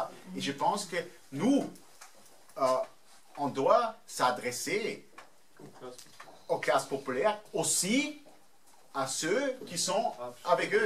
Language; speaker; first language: French; non-native, fluent; German